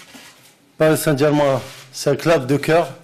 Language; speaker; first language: French; non-native, learner; Arabic